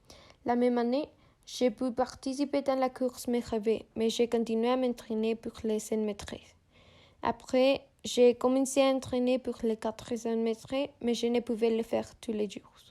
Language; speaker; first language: French; non-native, learner; Spanish